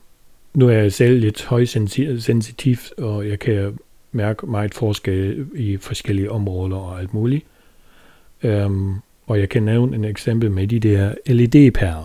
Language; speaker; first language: Danish; non-native, fluent; German